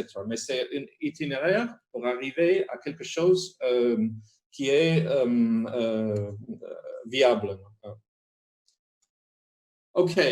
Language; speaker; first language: French; non-native, fluent; Spanish